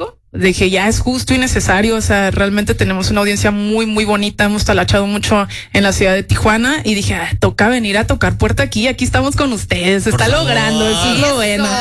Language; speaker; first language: Spanish; native; Spanish